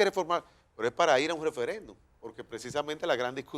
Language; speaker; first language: Spanish; native; Spanish